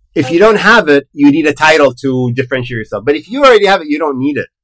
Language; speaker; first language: English; non-native, fluent; Arabic